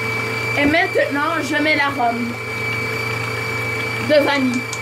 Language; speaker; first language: French; non-native, fluent; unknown